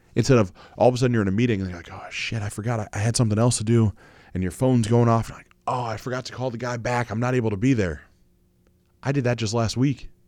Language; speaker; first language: English; native; English